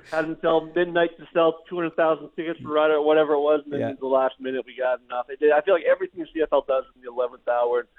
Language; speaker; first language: English; native; English